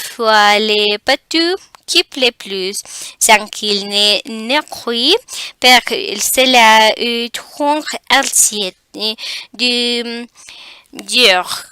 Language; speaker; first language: French; non-native, learner; Spanish